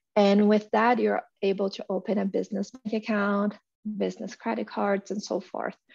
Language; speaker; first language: English; non-native, fluent; Portuguese